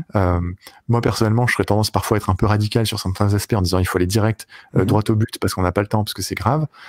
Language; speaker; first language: French; native; French